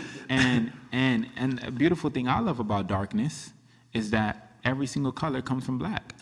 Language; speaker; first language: English; early bilingual, other home language; Akan